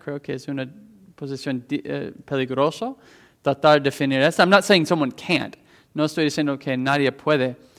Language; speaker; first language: Spanish; non-native, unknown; English